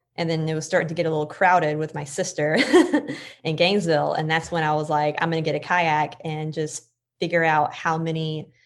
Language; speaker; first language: English; native; English